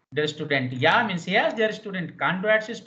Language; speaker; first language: German; non-native, fluent; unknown